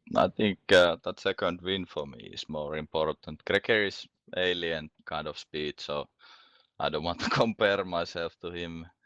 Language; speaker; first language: English; non-native, fluent; Finnish